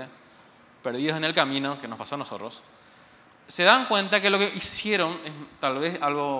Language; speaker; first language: Spanish; native; Spanish